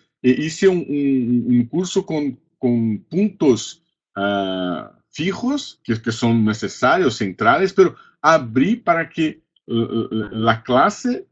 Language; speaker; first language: Spanish; non-native, fluent; Portuguese